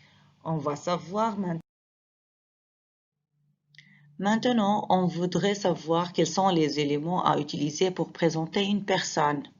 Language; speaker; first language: French; non-native, fluent; Arabic